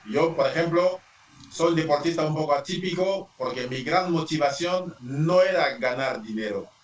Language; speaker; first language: Spanish; non-native, fluent; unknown